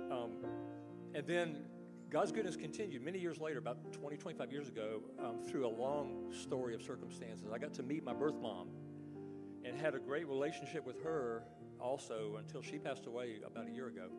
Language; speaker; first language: English; native; English